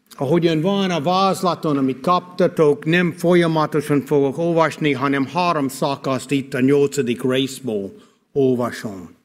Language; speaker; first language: Hungarian; non-native, fluent; English